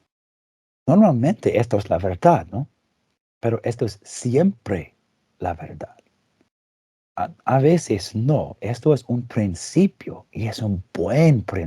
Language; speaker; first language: Spanish; non-native, fluent; English